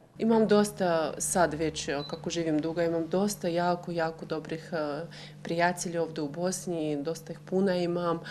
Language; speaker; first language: Croatian; non-native, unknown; Russian